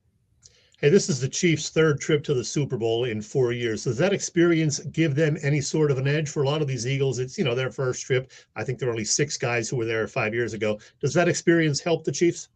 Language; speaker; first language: English; native; English